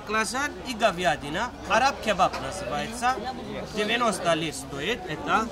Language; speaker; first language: Russian; non-native, learner; Turkish